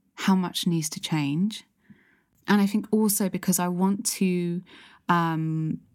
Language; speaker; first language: English; native; English